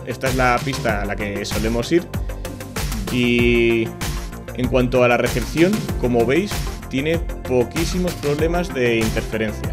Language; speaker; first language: Spanish; native; Spanish